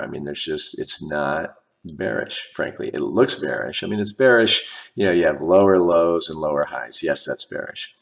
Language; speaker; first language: English; native; English